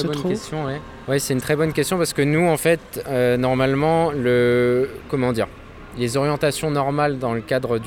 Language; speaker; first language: French; native; French